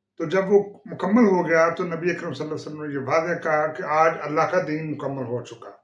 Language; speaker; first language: Urdu; non-native, local second language; Punjabi